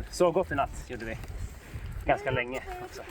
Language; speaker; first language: Swedish; native; Swedish